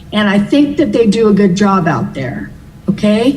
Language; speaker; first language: English; native; English